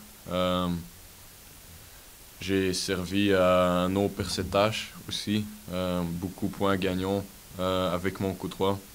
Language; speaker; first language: French; non-native, local second language; Dutch